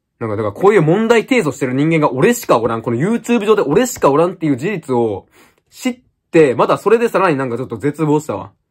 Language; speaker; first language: Japanese; native; Japanese